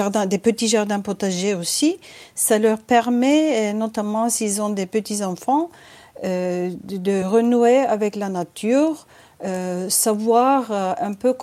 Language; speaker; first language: French; non-native, fluent; Turkish